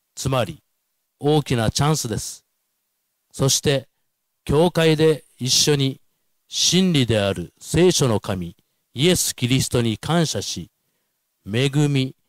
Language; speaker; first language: Japanese; native; Japanese